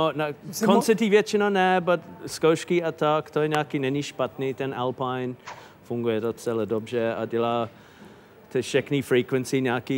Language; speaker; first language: Czech; non-native, fluent; English